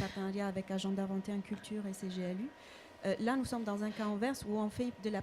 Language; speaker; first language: French; native; French